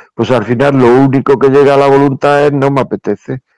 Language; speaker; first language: Spanish; native; Spanish